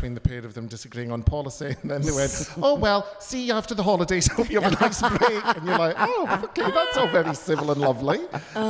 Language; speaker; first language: English; native; English